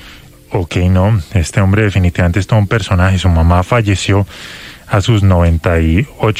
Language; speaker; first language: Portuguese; non-native, learner; Spanish